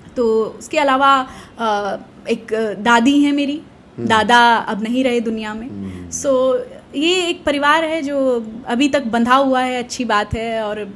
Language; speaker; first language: Hindi; native; Hindi